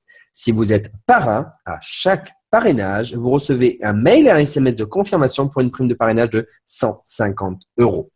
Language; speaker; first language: French; native; French